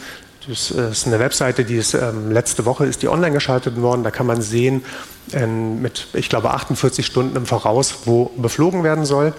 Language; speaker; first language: German; native; German